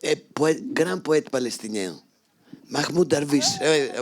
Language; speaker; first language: French; non-native, fluent; Greek